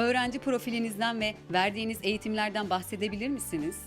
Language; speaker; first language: Turkish; native; Turkish